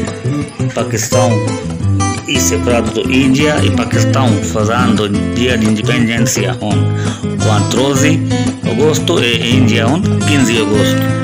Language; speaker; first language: Portuguese; non-native, learner; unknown